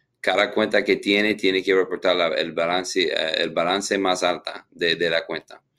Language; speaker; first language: Spanish; non-native, learner; English